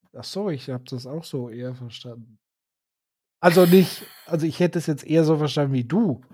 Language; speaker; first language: German; native; German